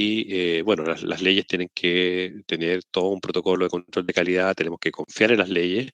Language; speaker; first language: Spanish; native; Spanish